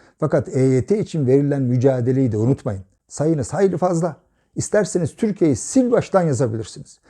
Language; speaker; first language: Turkish; native; Turkish